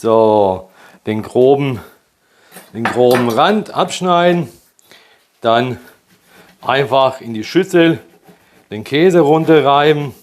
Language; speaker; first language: German; early bilingual, other home language; Polish